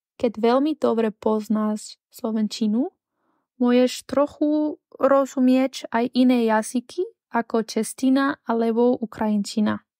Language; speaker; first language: Slovak; non-native, learner; Spanish